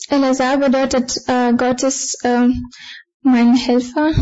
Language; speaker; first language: German; non-native, fluent; Bulgarian